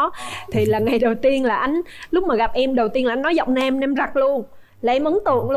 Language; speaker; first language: Vietnamese; native; Vietnamese